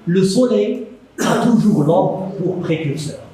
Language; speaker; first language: French; non-native, local second language; Arabic